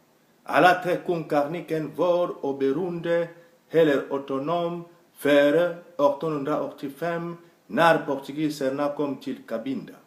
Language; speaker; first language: Swedish; non-native, fluent; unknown